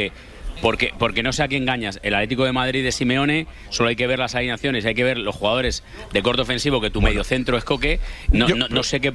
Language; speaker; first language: Spanish; native; Spanish